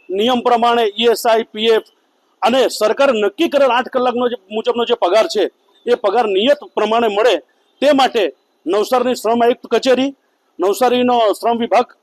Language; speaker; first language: Gujarati; native; Gujarati